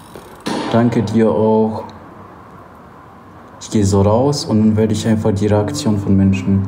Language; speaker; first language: German; non-native, fluent; Polish